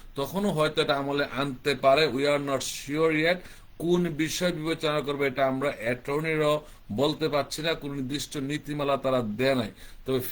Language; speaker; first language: Bangla; early bilingual, heritage; Bangla